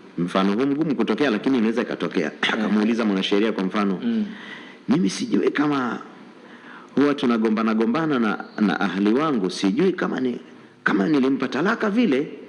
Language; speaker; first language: Swahili; native; Swahili